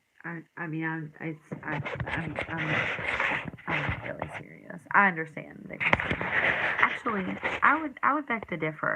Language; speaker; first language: English; native; English